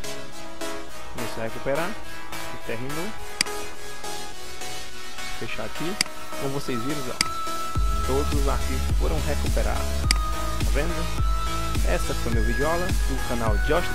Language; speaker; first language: Portuguese; native; Portuguese